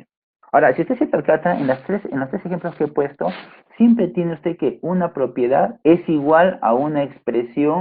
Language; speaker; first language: Spanish; native; Spanish